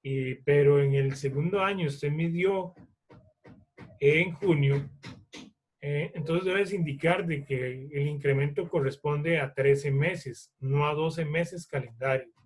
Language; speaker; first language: Spanish; native; Spanish